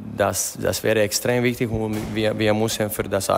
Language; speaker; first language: German; non-native, fluent; Serbian